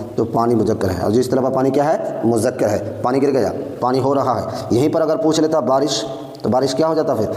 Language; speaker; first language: Urdu; native; Urdu